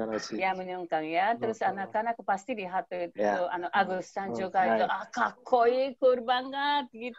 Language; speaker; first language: Indonesian; non-native, fluent; Japanese